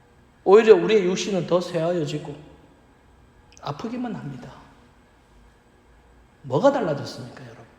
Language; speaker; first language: Korean; native; Korean